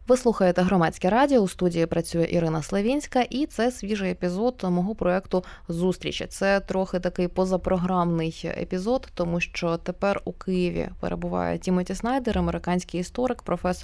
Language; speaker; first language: Ukrainian; native; Ukrainian